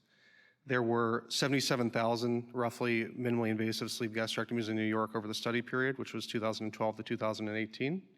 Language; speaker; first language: English; native; English